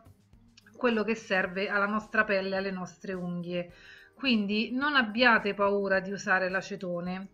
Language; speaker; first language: Italian; native; Italian